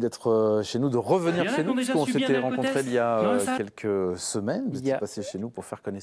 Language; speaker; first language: French; native; French